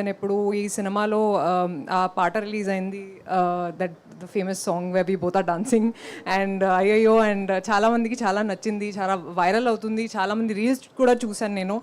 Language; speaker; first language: Telugu; non-native, local second language; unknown